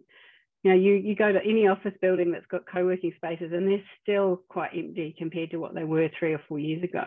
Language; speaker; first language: English; native; English